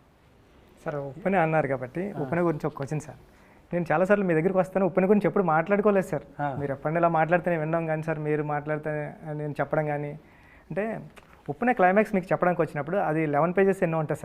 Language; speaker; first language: Telugu; native; Telugu